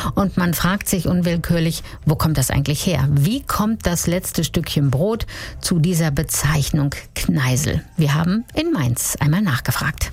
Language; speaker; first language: German; native; German